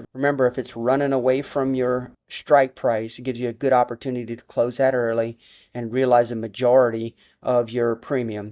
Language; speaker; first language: English; native; English